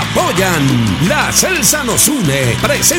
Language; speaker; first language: Spanish; native; Spanish